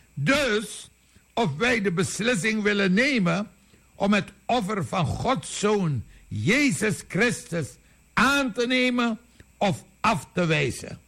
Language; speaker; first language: Dutch; native; Dutch